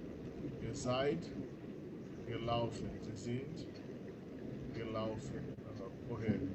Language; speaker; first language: German; non-native, fluent; Portuguese